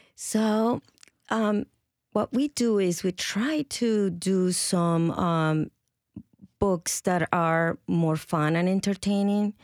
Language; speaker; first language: English; non-native, fluent; Spanish